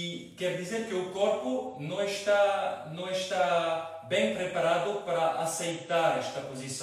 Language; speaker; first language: Portuguese; non-native, fluent; French